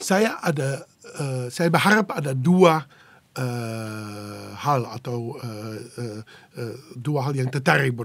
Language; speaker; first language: Indonesian; non-native, fluent; Dutch